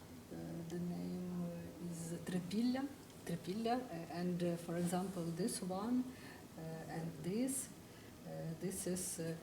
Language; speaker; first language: English; non-native, fluent; Ukrainian